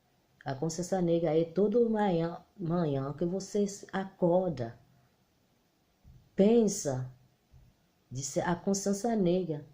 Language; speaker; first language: Portuguese; non-native, learner; Haitian Creole